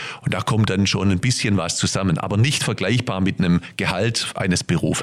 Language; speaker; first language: German; native; German